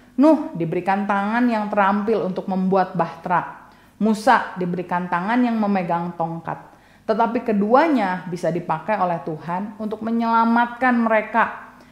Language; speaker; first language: Indonesian; native; Indonesian